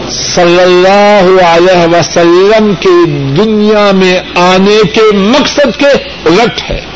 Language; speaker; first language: Urdu; non-native, local second language; Punjabi